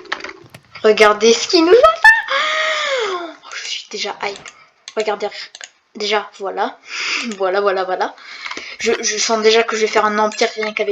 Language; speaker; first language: French; native; French